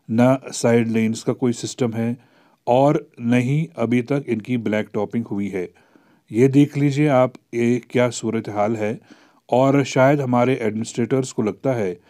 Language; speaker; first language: Urdu; non-native, local second language; Kashmiri